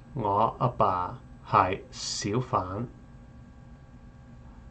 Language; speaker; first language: Cantonese; non-native, learner; English